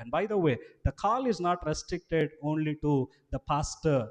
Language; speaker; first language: English; non-native, local second language; Telugu